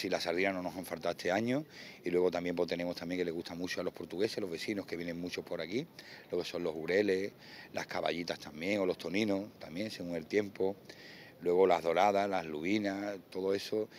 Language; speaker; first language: Spanish; native; Spanish